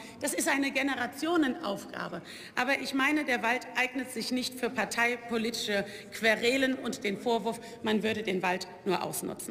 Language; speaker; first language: German; native; German